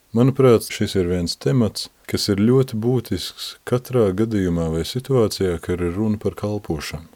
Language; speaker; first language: Latvian; native; Latvian